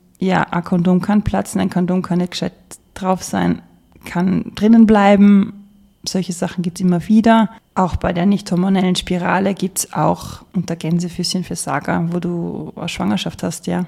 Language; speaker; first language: German; native; German